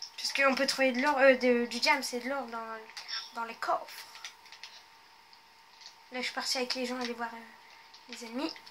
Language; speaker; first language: French; native; French